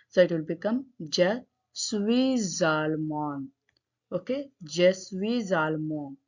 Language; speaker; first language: French; non-native, learner; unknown